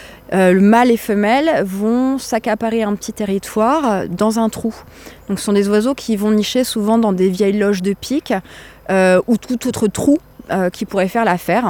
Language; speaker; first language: French; native; French